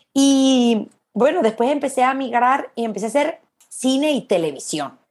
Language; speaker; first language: Spanish; native; Spanish